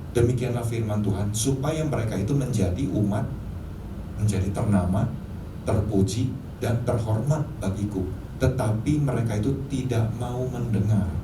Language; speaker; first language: Indonesian; native; Indonesian